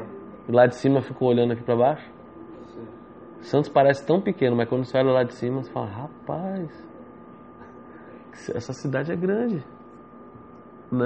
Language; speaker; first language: Portuguese; native; Portuguese